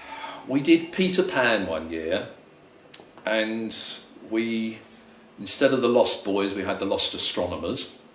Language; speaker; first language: English; native; English